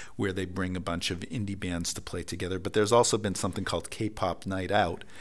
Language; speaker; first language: English; native; English